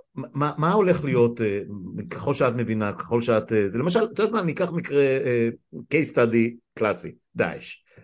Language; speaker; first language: Hebrew; native; Hebrew